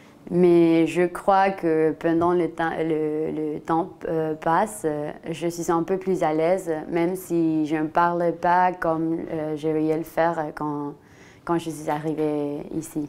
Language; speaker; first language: French; non-native, fluent; Spanish